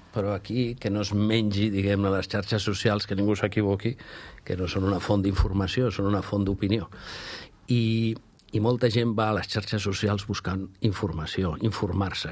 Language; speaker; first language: Catalan; non-native, local second language; Spanish